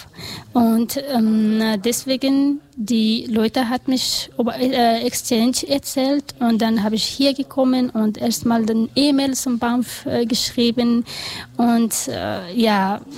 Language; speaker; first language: German; non-native, learner; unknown